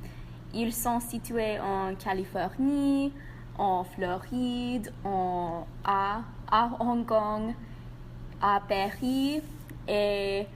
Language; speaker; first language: French; non-native, learner; English